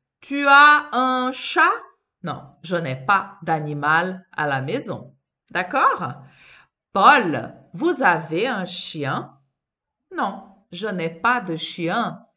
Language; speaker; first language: French; non-native, fluent; Portuguese